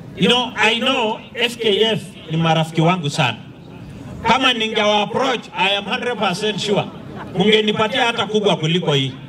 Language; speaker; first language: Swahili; non-native, local second language; Masai